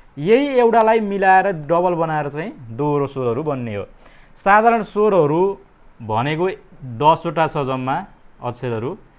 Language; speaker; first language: Nepali; native; Nepali